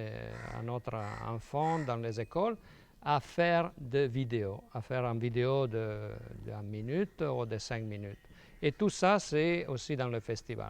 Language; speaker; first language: French; non-native, fluent; Italian